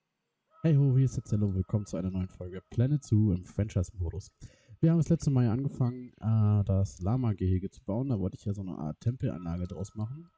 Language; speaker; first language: German; native; German